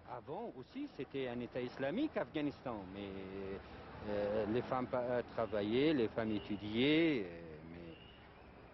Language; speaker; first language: French; non-native, fluent; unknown